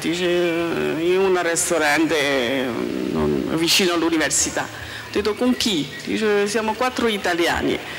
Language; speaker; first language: Italian; non-native, learner; Chinese